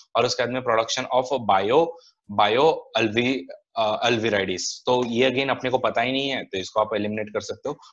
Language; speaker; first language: Hindi; non-native, local second language; Marathi